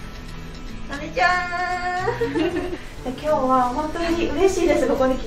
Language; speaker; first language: Japanese; non-native, fluent; Cantonese